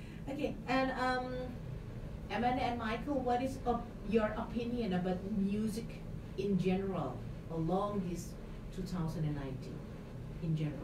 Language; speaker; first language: English; non-native, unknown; Indonesian